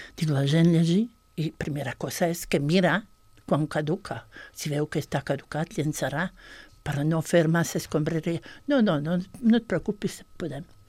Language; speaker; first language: Catalan; non-native, fluent; Bosnian